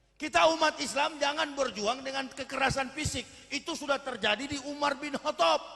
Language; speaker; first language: Indonesian; native; Indonesian